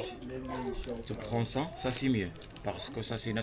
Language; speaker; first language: French; non-native, learner; Arabic